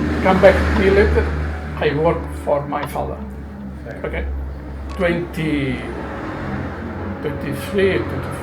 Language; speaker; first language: English; non-native, learner; Portuguese